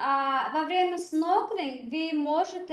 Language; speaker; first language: Russian; non-native, learner; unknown